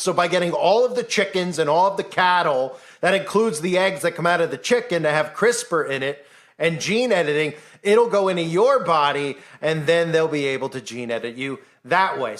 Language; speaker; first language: English; native; English